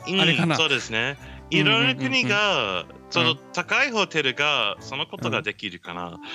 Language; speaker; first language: Japanese; non-native, learner; English